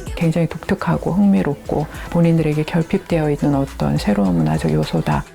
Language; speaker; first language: Korean; native; Korean